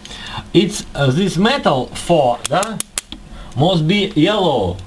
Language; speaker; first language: English; non-native, learner; Russian